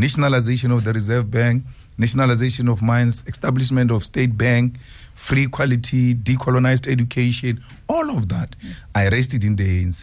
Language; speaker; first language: English; non-native, local second language; Northern Sotho